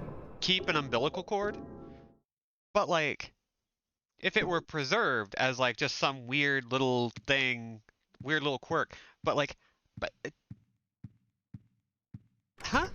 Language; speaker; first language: English; native; English